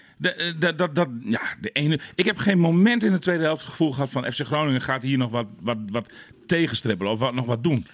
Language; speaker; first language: Dutch; native; Dutch